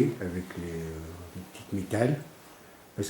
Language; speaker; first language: French; non-native, learner; Arabic